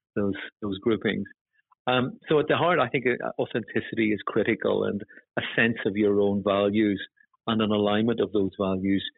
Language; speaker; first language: English; native; English